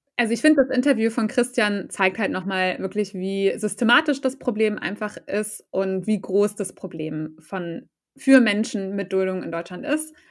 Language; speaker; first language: German; native; German